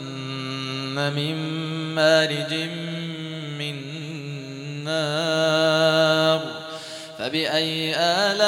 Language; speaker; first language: Arabic; native; Arabic